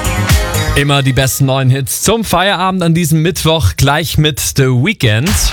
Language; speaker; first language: German; native; German